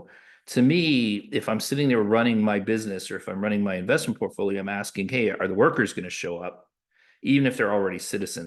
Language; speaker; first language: English; native; English